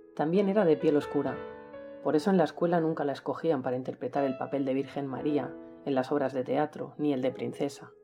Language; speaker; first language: Spanish; native; Spanish